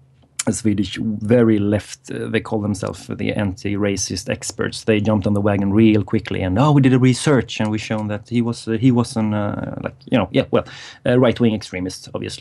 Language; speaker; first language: English; non-native, fluent; Swedish